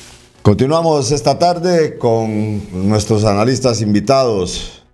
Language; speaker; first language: Spanish; native; Spanish